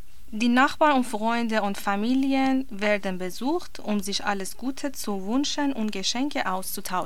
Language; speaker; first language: German; non-native, learner; Persian